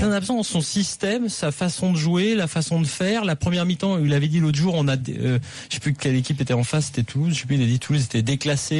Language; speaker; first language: French; native; French